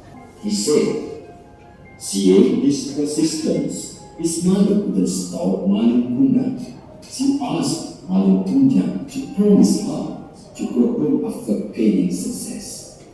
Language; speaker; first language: English; non-native, learner; Indonesian